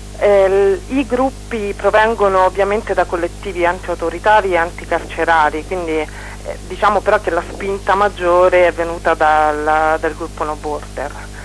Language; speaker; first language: Italian; native; Italian